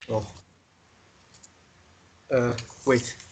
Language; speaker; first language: English; non-native, learner; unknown